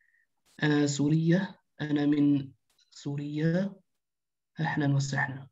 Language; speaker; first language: Arabic; non-native, learner; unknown